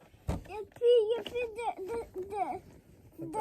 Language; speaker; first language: French; native; French